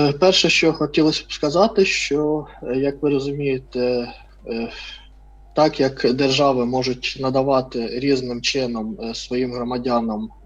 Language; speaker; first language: Ukrainian; non-native, fluent; Russian